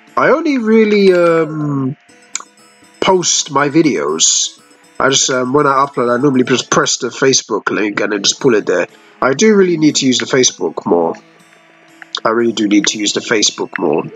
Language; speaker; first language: English; native; English